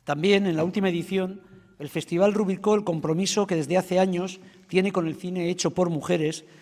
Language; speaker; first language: Spanish; native; Spanish